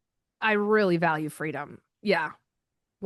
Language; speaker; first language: English; native; English